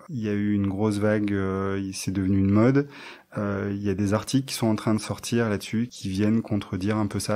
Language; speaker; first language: French; native; French